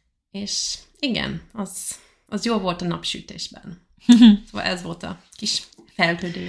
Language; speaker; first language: Hungarian; non-native, learner; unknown